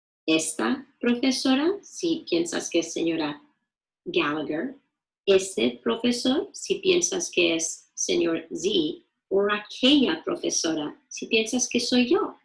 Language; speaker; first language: Spanish; non-native, fluent; English